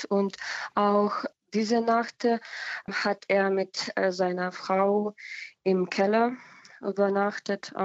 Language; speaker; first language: German; non-native, fluent; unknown